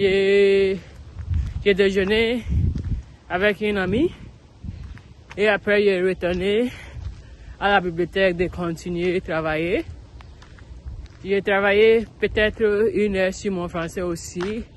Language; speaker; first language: French; non-native, learner; English